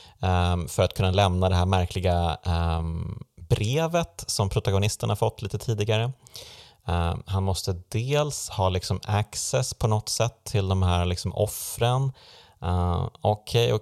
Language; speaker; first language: Swedish; native; Swedish